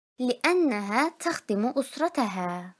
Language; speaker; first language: Arabic; non-native, learner; Turkish